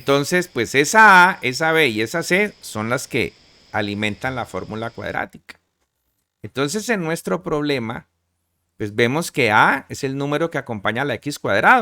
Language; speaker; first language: Spanish; native; Spanish